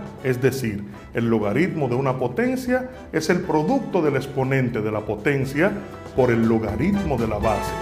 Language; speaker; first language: Spanish; native; Spanish